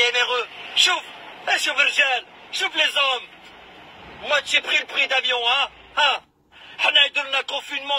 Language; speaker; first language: French; early bilingual, other home language; Arabic